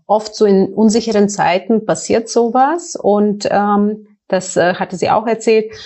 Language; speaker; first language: German; non-native, fluent; Bulgarian